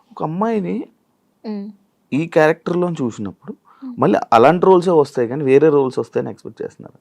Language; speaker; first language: Telugu; native; Telugu